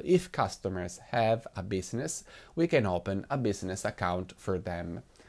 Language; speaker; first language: English; non-native, fluent; Italian